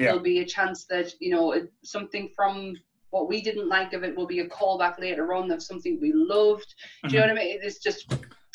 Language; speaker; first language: English; native; English